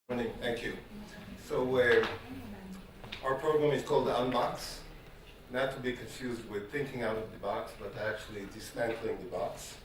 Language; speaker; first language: English; non-native, fluent; Hebrew